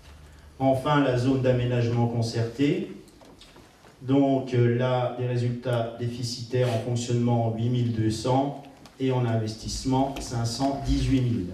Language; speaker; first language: French; native; French